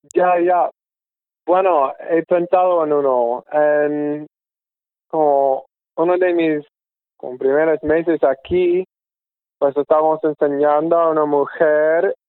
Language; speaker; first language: Spanish; non-native, fluent; English